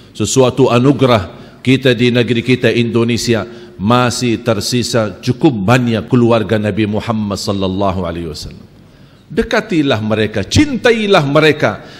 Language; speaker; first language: Malay; non-native, fluent; Arabic